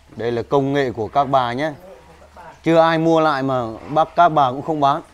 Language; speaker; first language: Vietnamese; native; Vietnamese